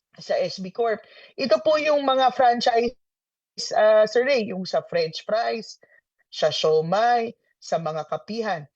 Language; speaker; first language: Filipino; native; Filipino